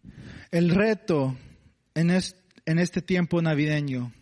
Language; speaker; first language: Spanish; non-native, learner; English